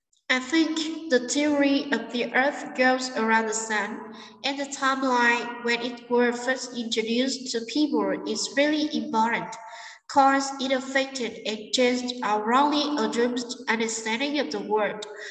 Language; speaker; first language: English; non-native, fluent; Vietnamese